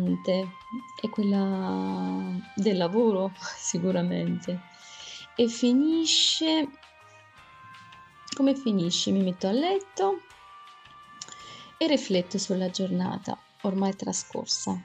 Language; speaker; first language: Italian; non-native, fluent; Arabic